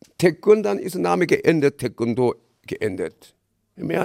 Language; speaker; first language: German; non-native, learner; Korean